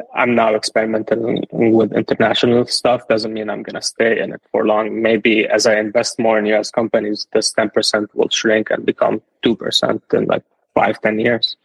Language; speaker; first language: English; non-native, fluent; Arabic